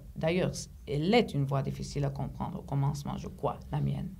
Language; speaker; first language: French; non-native, fluent; Greek